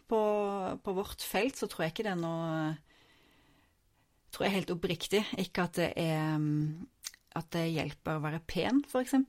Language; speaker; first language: Norwegian; native; Norwegian